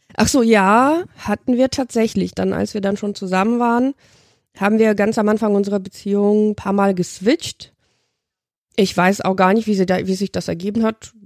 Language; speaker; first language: German; early bilingual, other home language; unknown